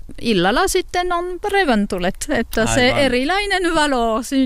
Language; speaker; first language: Finnish; non-native, learner; French